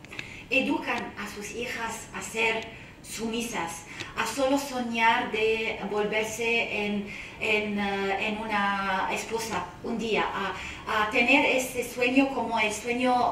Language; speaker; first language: Spanish; non-native, fluent; Arabic